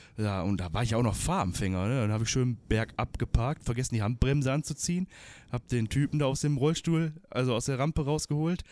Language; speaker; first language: German; early bilingual, other home language; Turkish